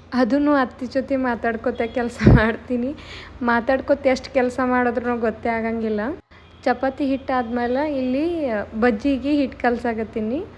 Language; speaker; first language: Kannada; native; Kannada